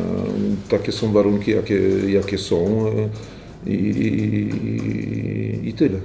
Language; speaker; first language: Polish; native; Polish